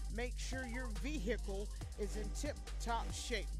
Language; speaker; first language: English; native; English